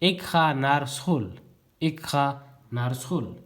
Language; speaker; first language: Dutch; non-native, learner; Tigrinya